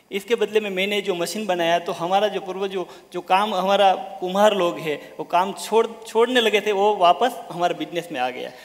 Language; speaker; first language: Hindi; non-native, local second language; Gujarati